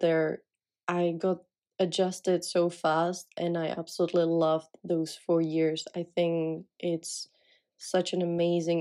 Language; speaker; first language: English; non-native, fluent; Czech